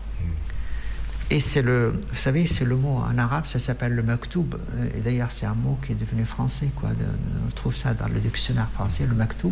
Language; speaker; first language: French; non-native, fluent; Arabic